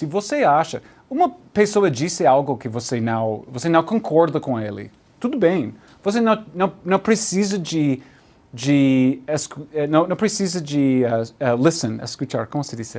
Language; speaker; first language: Portuguese; non-native, learner; English